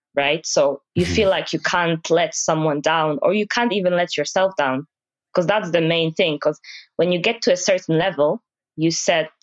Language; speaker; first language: English; non-native, fluent; Polish